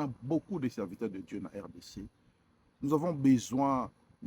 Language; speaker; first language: French; non-native, local second language; Lingala